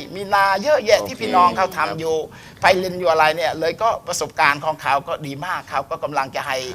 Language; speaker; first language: Thai; non-native, fluent; Khmer